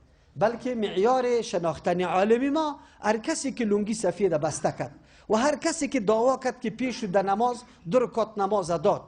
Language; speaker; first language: Persian; native; Persian